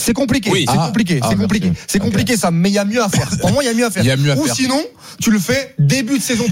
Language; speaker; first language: French; native; French